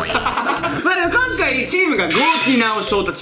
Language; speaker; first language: Japanese; native; Japanese